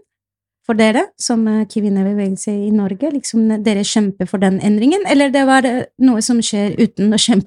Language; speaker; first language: Norwegian; non-native, fluent; Spanish